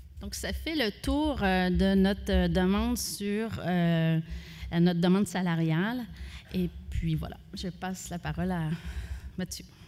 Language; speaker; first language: French; native; French